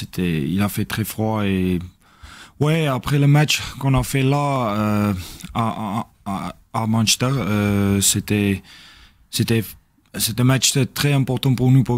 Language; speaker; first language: French; non-native, learner; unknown